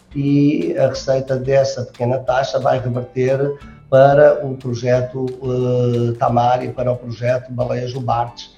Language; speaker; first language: Portuguese; native; Portuguese